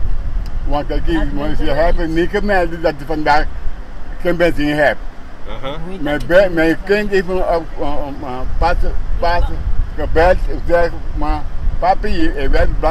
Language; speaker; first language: Dutch; non-native, local second language; Papiamento